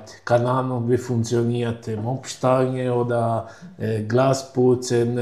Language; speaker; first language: German; non-native, learner; Italian